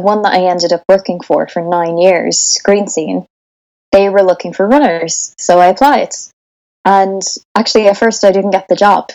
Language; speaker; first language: English; native; English